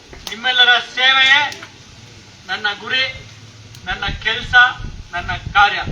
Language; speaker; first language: Kannada; native; Kannada